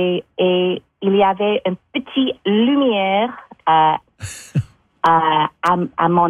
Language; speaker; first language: French; non-native, local second language; English